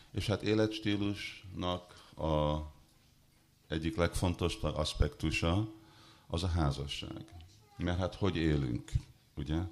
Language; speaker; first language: Hungarian; early bilingual, heritage; Hungarian